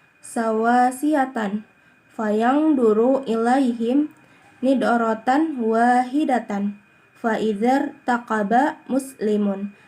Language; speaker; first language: Arabic; non-native, learner; Indonesian